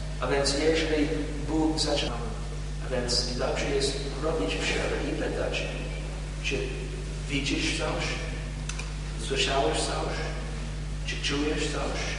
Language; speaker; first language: Polish; non-native, learner; English